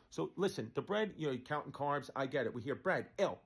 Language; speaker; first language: English; native; English